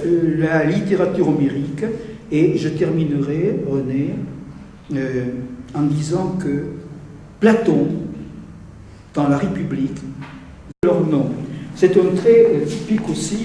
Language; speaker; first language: French; native; French